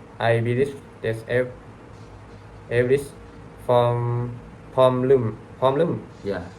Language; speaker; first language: English; non-native, learner; Thai